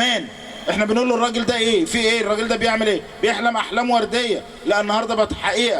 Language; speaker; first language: Arabic; native; Arabic